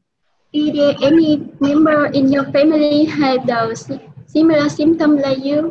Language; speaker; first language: English; non-native, learner; Vietnamese